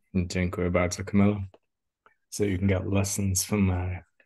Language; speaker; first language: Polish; non-native, learner; English